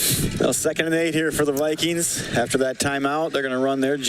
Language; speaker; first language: English; native; English